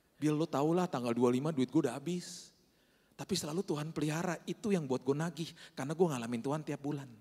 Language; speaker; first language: Indonesian; native; Indonesian